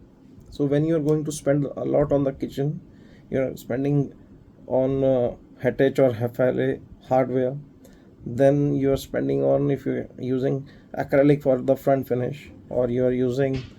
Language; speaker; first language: English; non-native, local second language; Hindi